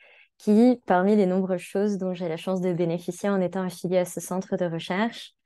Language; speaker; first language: French; native; French